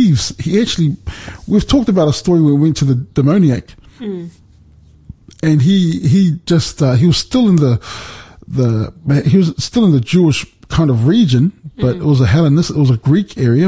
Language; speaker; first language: English; native; English